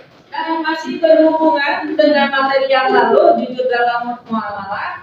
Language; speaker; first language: Indonesian; native; Indonesian